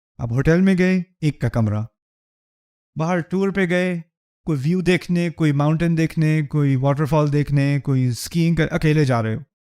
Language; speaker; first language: Urdu; early bilingual, heritage; Urdu